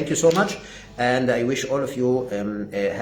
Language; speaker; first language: English; non-native, fluent; Arabic